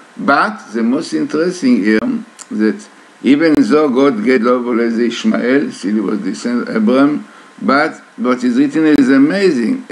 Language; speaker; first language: English; non-native, fluent; Hebrew